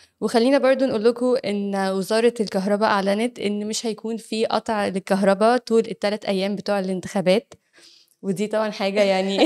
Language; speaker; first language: Arabic; native; Arabic